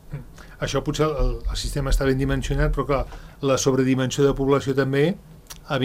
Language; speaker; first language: Catalan; native; Catalan